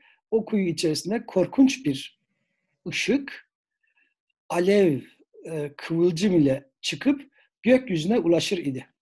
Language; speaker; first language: Turkish; native; Turkish